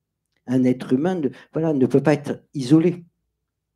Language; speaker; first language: French; native; French